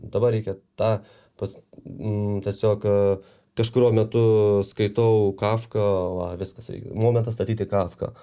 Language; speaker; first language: Lithuanian; native; Lithuanian